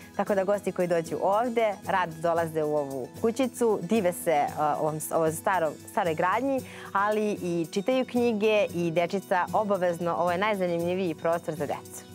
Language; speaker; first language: Serbian; native; Serbian